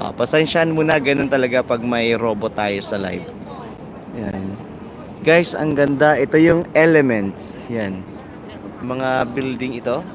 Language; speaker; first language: Filipino; non-native, local second language; Bikol